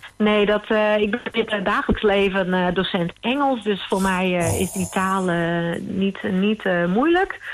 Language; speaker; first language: Dutch; non-native, local second language; Western Frisian